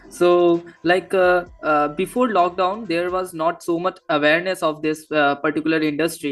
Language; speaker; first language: English; non-native, local second language; Hindi